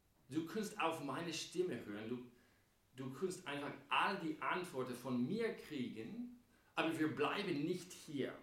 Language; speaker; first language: German; non-native, fluent; English